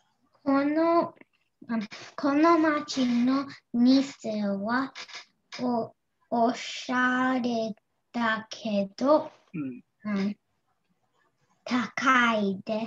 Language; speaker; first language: Japanese; non-native, learner; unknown